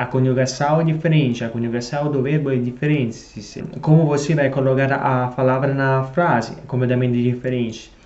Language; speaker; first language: Portuguese; non-native, fluent; Italian